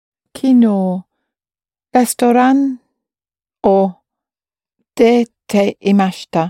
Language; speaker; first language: Japanese; non-native, learner; English